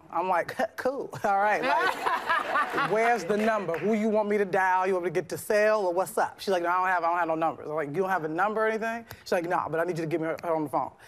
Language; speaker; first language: English; native; English